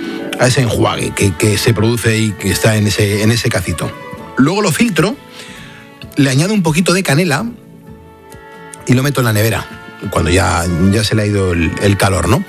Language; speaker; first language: Spanish; native; Spanish